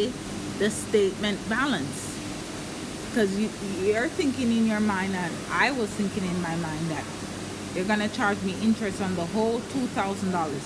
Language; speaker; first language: English; native; English